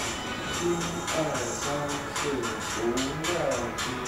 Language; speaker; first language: Chinese; native; Chinese